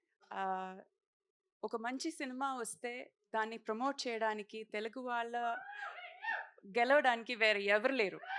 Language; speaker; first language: Telugu; non-native, learner; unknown